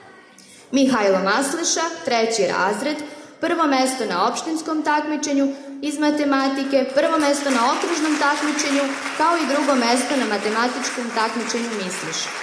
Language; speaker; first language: Serbian; native; Serbian